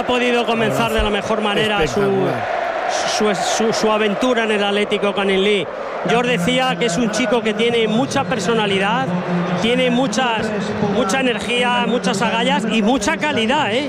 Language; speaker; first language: Spanish; native; Spanish